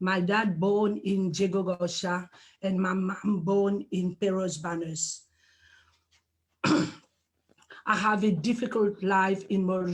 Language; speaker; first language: English; non-native, learner; Morisyen